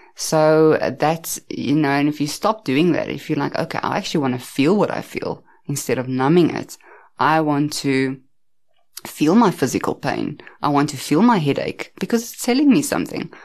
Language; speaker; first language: English; native; English